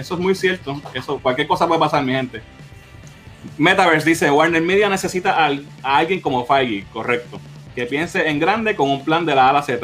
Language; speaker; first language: Spanish; native; Spanish